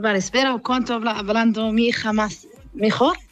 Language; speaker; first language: Spanish; non-native, learner; Arabic